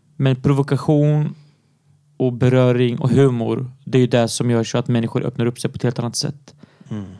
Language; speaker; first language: Swedish; early bilingual, other home language; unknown